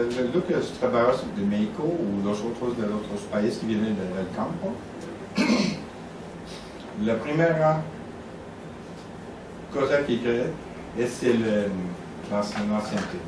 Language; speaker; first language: Spanish; non-native, learner; French